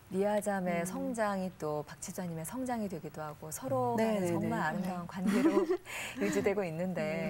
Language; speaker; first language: Korean; native; Korean